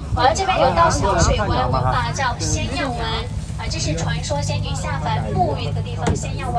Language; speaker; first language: Chinese; native; Chinese